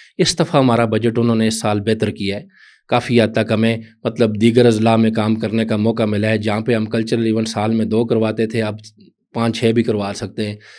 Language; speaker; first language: Urdu; non-native, local second language; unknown